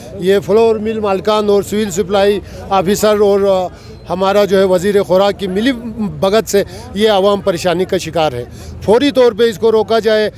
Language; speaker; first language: Urdu; non-native, local second language; Balti